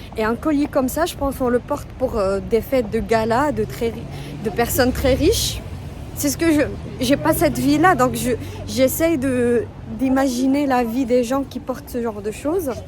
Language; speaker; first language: French; non-native, local second language; Arabic